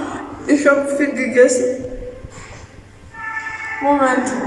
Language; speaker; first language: German; non-native, learner; Russian